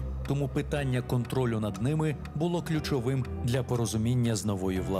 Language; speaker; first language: Ukrainian; native; Ukrainian